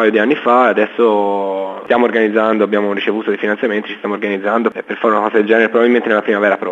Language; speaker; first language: Italian; native; Italian